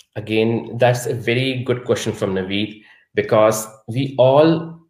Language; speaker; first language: English; non-native, local second language; Urdu